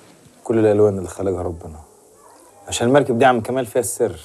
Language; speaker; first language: Arabic; native; Arabic